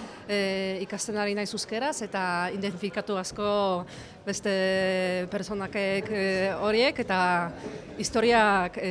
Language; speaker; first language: Basque; non-native, learner; Polish